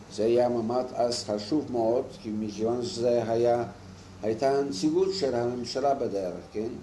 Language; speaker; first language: Hebrew; non-native, fluent; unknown